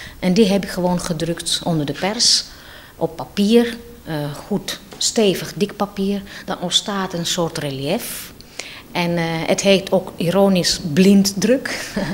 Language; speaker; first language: Dutch; non-native, fluent; Greek